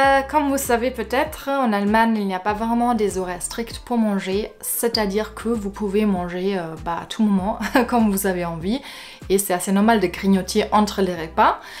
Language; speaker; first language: French; non-native, fluent; German